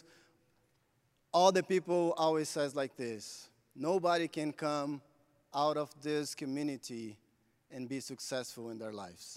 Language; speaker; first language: English; non-native, fluent; Portuguese